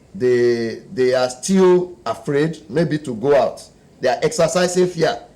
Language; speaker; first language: English; non-native, local second language; Yoruba